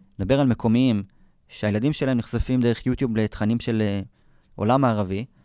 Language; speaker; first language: Hebrew; native; Hebrew